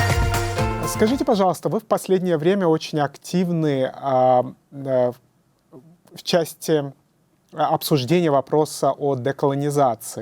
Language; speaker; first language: Russian; native; Russian